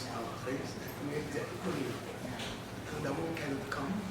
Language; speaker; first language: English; non-native, learner; Indonesian